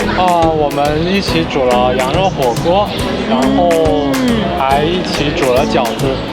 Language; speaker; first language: Chinese; native; Chinese